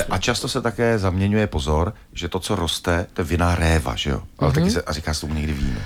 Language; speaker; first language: Czech; native; Czech